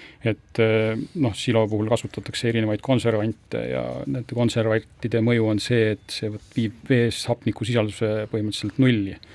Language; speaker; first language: Estonian; native; Estonian